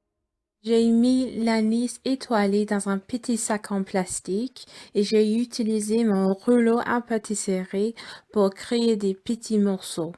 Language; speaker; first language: French; non-native, fluent; English